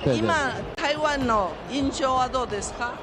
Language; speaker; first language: Japanese; non-native, learner; Chinese